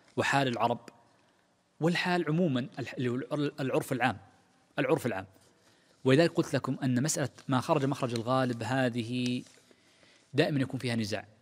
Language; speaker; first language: Arabic; native; Arabic